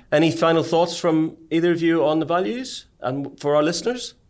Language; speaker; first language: English; native; English